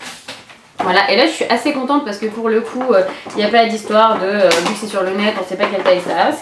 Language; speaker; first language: French; native; French